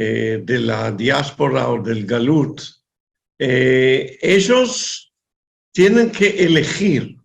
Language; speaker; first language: Spanish; non-native, fluent; Hebrew